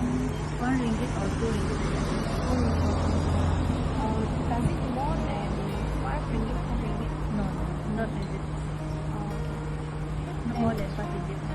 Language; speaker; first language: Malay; non-native, local second language; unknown